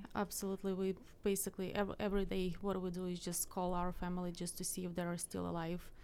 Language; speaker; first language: English; non-native, fluent; Ukrainian